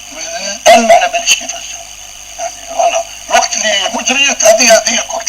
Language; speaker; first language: Arabic; native; Arabic